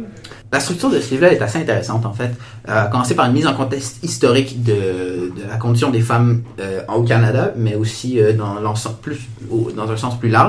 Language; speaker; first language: French; native; French